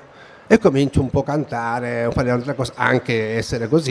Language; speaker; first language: Italian; non-native, fluent; Spanish